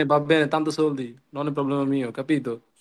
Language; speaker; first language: Italian; non-native, learner; Bangla